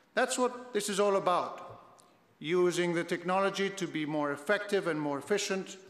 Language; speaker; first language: English; non-native, fluent; Spanish